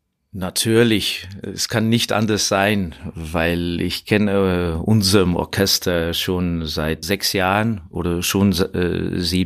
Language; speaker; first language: German; non-native, fluent; Estonian